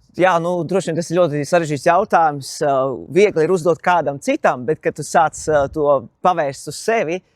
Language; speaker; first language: Latvian; native; Latvian